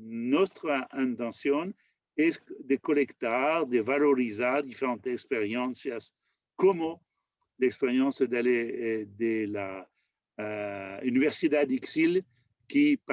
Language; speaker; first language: Spanish; non-native, learner; French